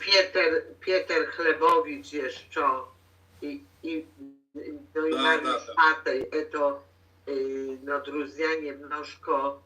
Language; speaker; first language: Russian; non-native, learner; Polish